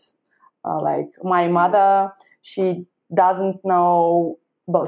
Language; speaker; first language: English; non-native, fluent; Russian